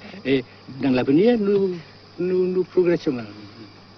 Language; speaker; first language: French; non-native, fluent; Vietnamese